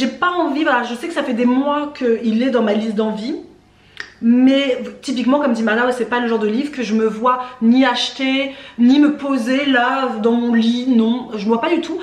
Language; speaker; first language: French; native; French